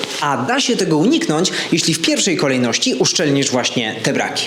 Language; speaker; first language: Polish; native; Polish